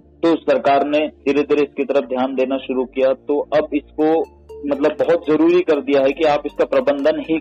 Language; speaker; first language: Hindi; native; Hindi